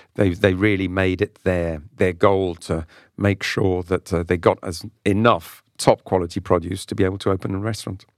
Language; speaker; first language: English; non-native, local second language; French